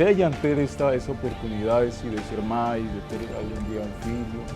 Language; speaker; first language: Portuguese; non-native, fluent; Spanish